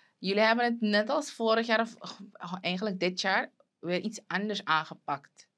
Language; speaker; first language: Dutch; native; Dutch